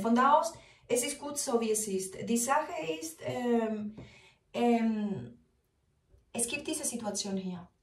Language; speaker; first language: German; non-native, fluent; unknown